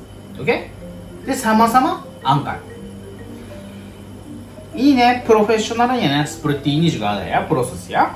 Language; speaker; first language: Indonesian; non-native, learner; Japanese